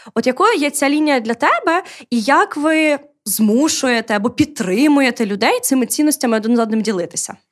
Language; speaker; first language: Ukrainian; native; Ukrainian